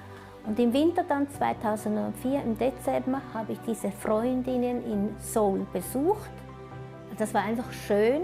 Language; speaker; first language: German; early bilingual, other home language; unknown